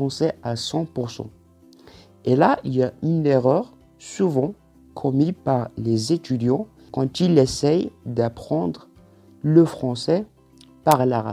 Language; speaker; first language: French; non-native, local second language; Arabic